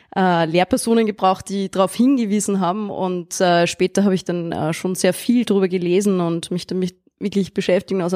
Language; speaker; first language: German; native; German